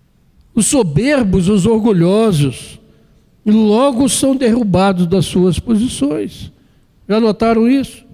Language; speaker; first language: Portuguese; native; Portuguese